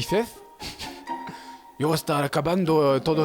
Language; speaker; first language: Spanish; non-native, learner; French